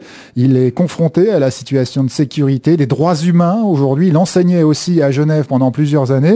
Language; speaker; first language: French; native; French